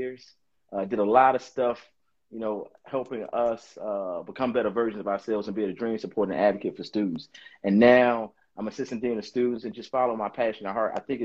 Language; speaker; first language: English; native; English